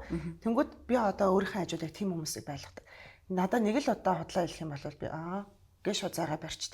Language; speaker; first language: Mongolian; native; Mongolian